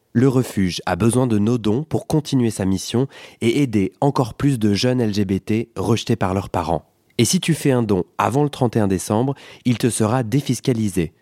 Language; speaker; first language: French; native; French